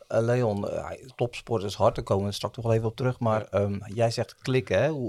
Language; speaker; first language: Dutch; native; Dutch